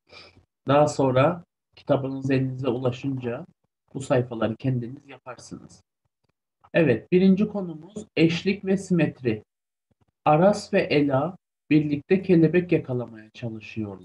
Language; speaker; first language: Turkish; native; Turkish